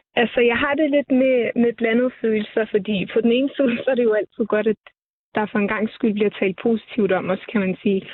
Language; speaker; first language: Danish; early bilingual, other home language; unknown